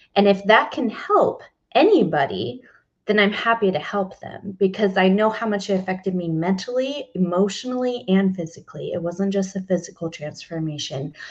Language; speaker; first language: English; native; English